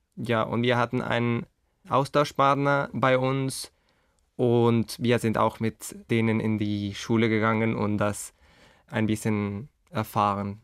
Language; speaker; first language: German; non-native, fluent; Spanish